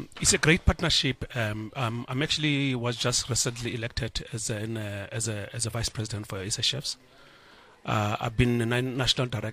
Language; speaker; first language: English; non-native, local second language; Xhosa